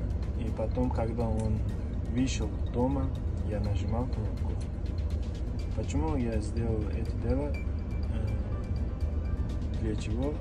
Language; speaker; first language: Russian; non-native, learner; Uzbek